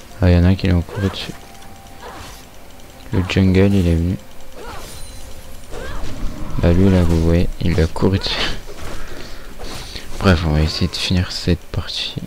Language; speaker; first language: French; native; French